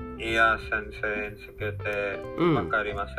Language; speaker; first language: Japanese; non-native, learner; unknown